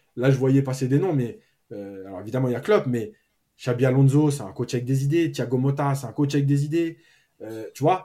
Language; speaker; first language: French; native; French